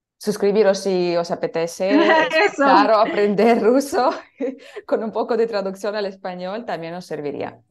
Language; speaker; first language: Spanish; non-native, fluent; Russian